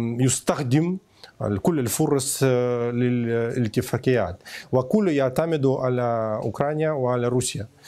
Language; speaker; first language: Arabic; non-native, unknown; Ukrainian